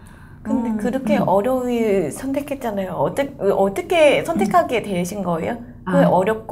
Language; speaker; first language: Korean; non-native, fluent; Vietnamese